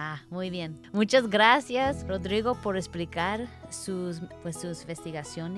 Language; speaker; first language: Spanish; early bilingual, heritage; English